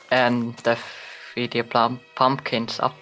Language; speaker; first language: German; native; German